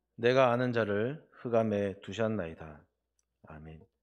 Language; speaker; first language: Korean; native; Korean